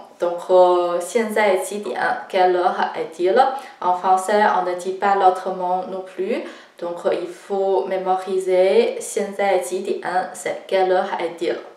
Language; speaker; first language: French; non-native, fluent; Chinese